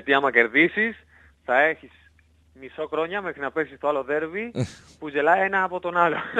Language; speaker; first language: Greek; non-native, learner; Spanish